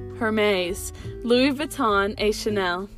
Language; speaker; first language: French; non-native, learner; English